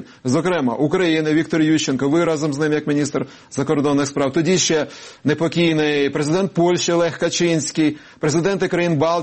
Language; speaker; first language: Ukrainian; native; Ukrainian